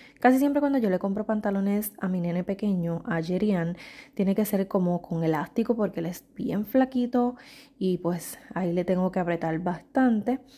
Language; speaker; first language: Spanish; native; Spanish